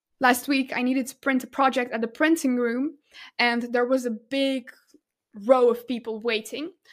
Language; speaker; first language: English; non-native, fluent; Russian